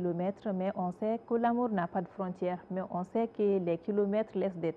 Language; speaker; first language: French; non-native, local second language; Bambara